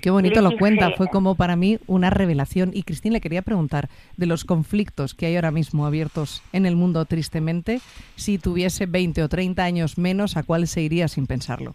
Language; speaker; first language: Spanish; native; Spanish